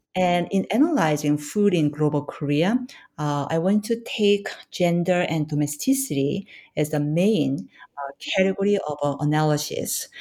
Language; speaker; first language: English; non-native, fluent; Korean